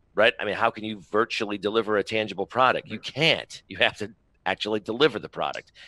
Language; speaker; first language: English; native; English